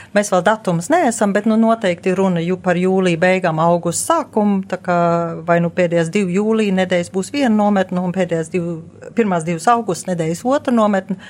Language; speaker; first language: Latvian; early bilingual, heritage; Latvian